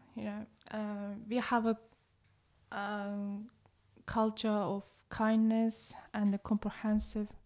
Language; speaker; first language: English; non-native, learner; Chinese